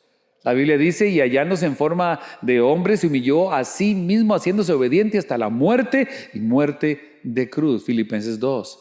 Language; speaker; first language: Spanish; native; Spanish